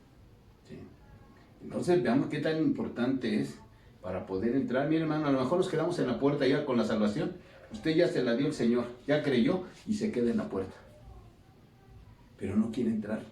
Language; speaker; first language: Spanish; native; Spanish